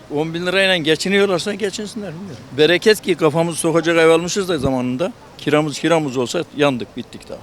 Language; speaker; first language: Turkish; native; Turkish